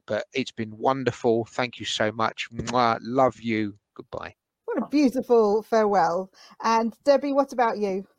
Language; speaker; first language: English; native; English